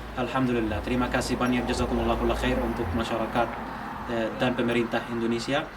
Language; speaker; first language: Indonesian; non-native, fluent; Arabic